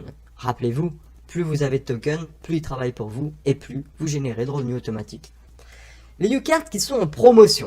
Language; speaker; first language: French; native; French